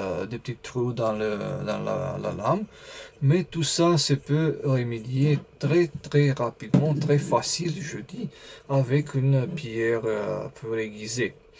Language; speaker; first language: French; non-native, learner; Romanian